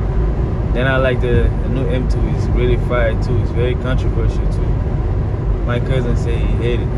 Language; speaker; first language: English; native; English